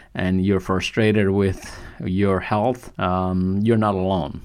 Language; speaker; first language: English; non-native, local second language; Nepali